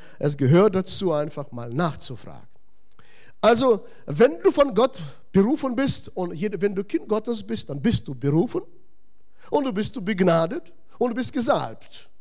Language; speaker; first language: German; non-native, fluent; Russian